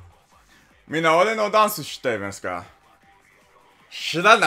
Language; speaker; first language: Japanese; non-native, learner; English